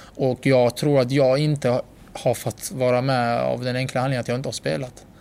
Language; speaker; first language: Swedish; early bilingual, other home language; Bosnian